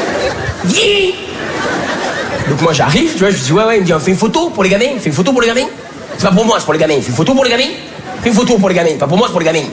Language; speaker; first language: French; native; French